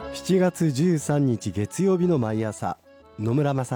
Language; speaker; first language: Japanese; native; Japanese